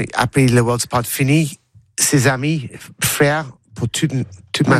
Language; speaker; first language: French; non-native, learner; English